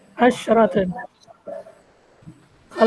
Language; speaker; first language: Arabic; non-native, learner; Indonesian